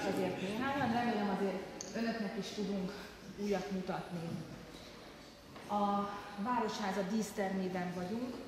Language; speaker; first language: Hungarian; native; Hungarian